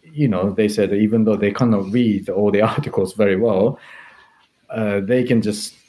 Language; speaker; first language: English; non-native, fluent; Japanese